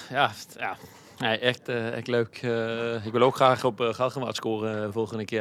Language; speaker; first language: Dutch; non-native, fluent; Danish